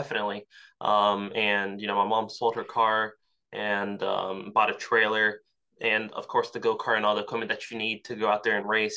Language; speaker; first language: English; native; English